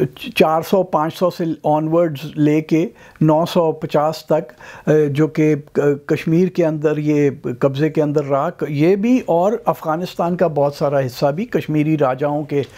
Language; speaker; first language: Urdu; non-native, local second language; Punjabi